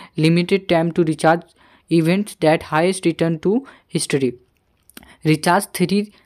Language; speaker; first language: Hindi; native; Hindi